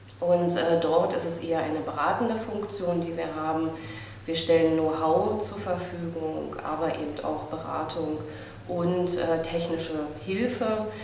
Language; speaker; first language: German; native; German